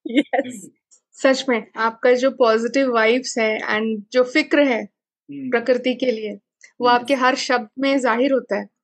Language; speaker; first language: Hindi; non-native, local second language; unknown